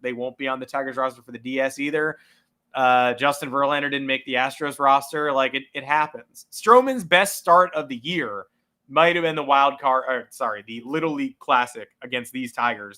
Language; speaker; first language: English; native; English